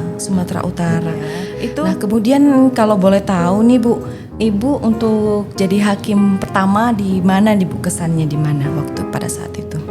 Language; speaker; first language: Indonesian; native; Indonesian